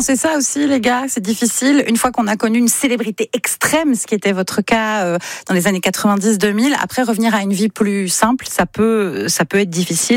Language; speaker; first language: French; native; French